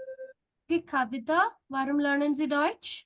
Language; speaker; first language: German; non-native, learner; Malayalam